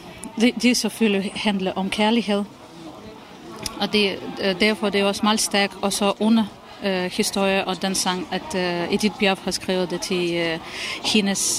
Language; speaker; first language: Danish; non-native, fluent; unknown